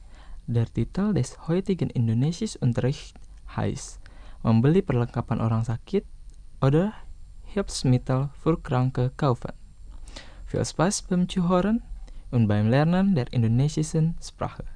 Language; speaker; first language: German; non-native, fluent; Indonesian